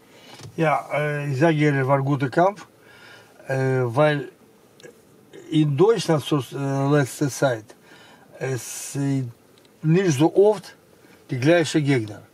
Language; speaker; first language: German; non-native, learner; Russian